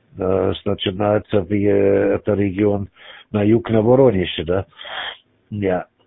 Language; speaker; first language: Russian; non-native, learner; German